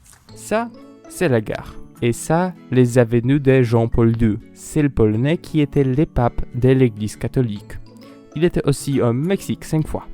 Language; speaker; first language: French; non-native, learner; Polish